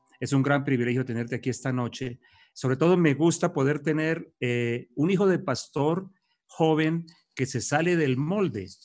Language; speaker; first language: Spanish; native; Spanish